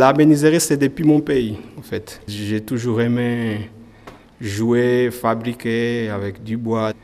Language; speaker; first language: French; non-native, fluent; Portuguese